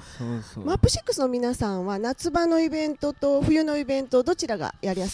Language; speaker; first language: Japanese; native; Japanese